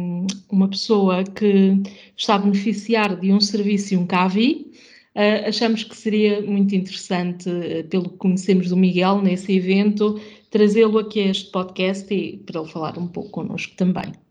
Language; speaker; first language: Portuguese; native; Portuguese